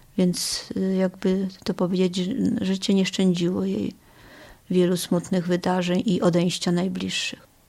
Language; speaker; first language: Polish; native; Polish